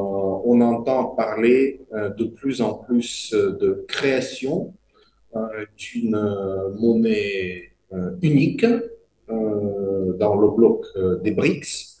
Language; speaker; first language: French; non-native, fluent; Russian